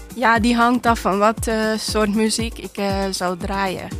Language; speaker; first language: Dutch; non-native, learner; Hungarian